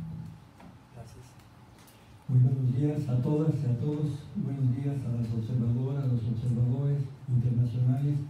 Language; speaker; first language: Spanish; native; Spanish